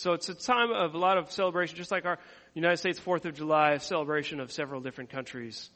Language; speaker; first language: English; native; English